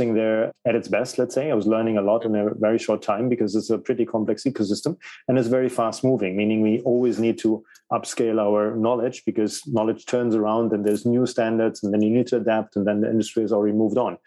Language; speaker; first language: English; non-native, fluent; German